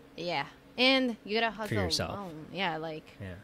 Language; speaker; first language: English; non-native, fluent; Spanish